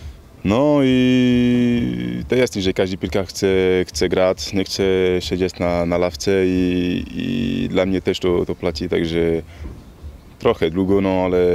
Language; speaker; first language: Polish; non-native, learner; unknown